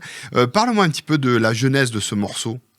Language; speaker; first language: French; native; French